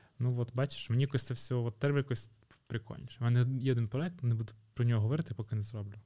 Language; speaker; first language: Ukrainian; native; Ukrainian